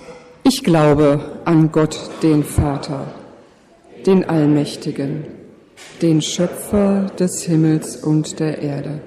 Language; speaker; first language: German; native; German